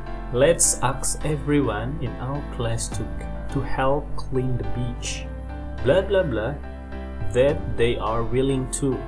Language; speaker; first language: English; non-native, fluent; Indonesian